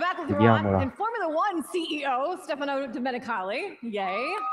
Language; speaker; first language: English; native; English